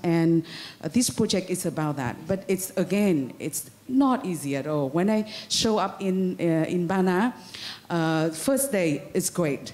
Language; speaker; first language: English; non-native, fluent; Vietnamese